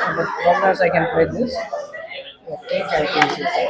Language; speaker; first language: English; non-native, fluent; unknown